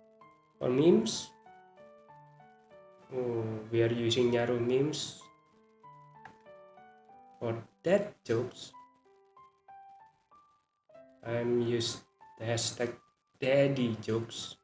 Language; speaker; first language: English; non-native, learner; Indonesian